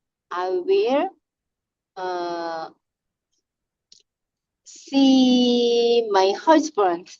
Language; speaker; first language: English; non-native, learner; Korean